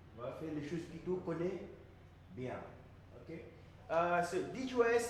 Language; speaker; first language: French; non-native, learner; Portuguese